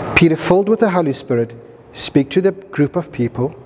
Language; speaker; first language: English; non-native, local second language; Afrikaans